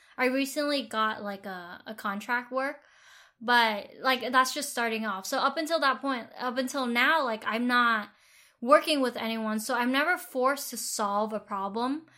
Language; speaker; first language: English; early bilingual, other home language; Vietnamese